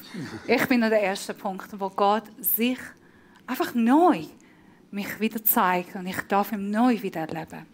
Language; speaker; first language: German; non-native, fluent; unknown